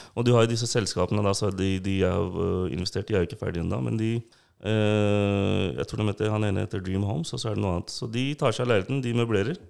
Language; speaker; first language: Norwegian; non-native, local second language; Urdu